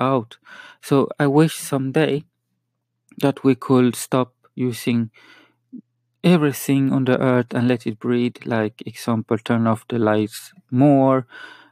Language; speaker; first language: English; non-native, learner; Spanish